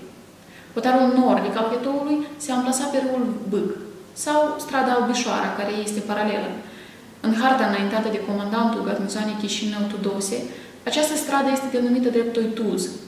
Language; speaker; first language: Romanian; native; Romanian